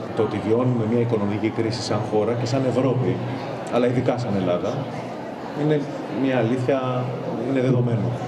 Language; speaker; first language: Greek; native; Greek